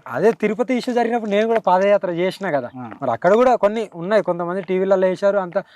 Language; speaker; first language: Telugu; native; Telugu